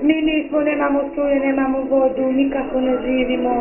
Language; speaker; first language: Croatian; non-native, local second language; Romany